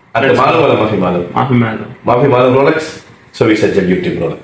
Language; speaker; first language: Arabic; non-native, learner; Tamil